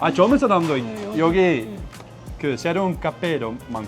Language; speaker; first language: Korean; non-native, learner; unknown